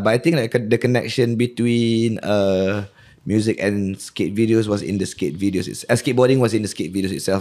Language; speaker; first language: English; non-native, local second language; Malay